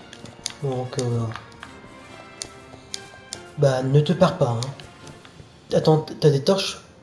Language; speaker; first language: French; native; French